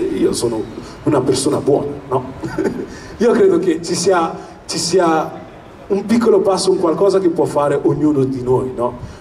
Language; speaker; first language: Italian; early bilingual, other home language; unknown